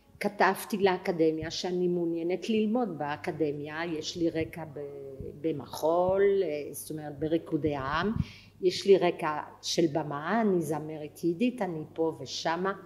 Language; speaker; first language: Hebrew; non-native, fluent; French